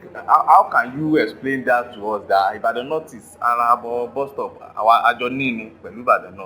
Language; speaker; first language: English; non-native, local second language; Yoruba